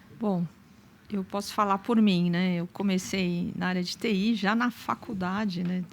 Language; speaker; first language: Portuguese; native; Portuguese